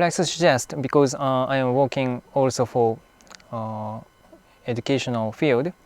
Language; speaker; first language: English; non-native, fluent; Japanese